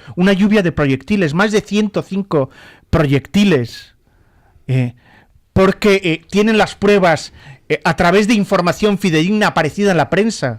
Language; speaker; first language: Spanish; native; Spanish